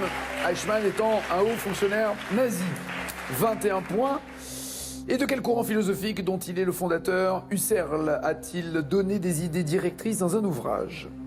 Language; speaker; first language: French; native; French